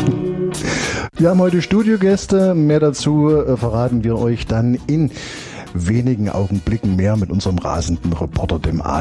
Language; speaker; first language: German; native; German